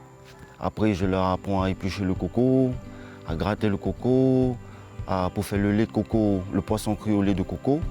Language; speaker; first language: French; non-native, local second language; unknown